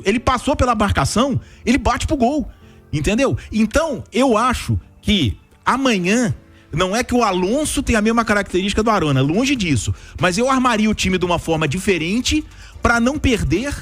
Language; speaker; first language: Portuguese; native; Portuguese